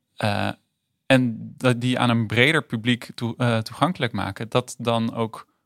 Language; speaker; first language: Dutch; native; Dutch